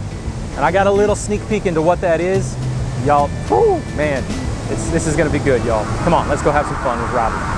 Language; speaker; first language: English; native; English